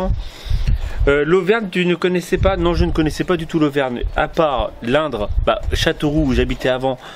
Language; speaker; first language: French; native; French